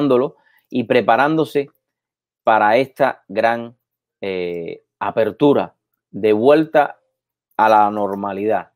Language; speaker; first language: Spanish; native; Spanish